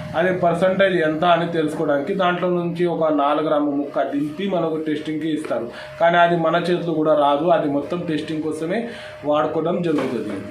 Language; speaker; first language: Telugu; non-native, fluent; Marathi